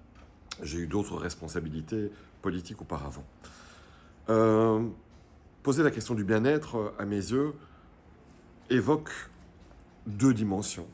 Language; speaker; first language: French; native; French